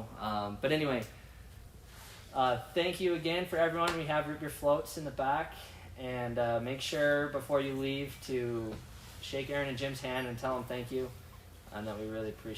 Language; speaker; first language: English; native; English